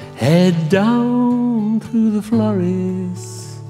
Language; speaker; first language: English; native; English